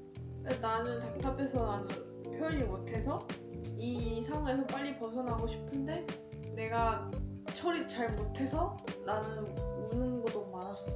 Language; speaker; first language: Korean; non-native, fluent; Chinese